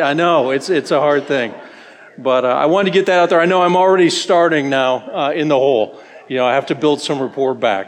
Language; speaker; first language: English; native; English